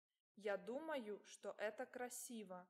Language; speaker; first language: Russian; non-native, learner; English